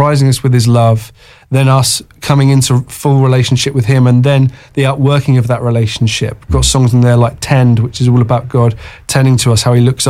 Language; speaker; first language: English; native; English